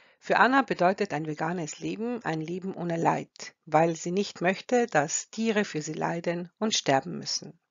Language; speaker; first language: German; non-native, fluent; Croatian